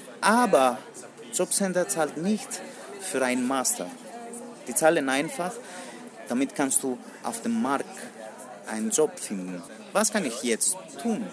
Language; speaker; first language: German; non-native, learner; Greek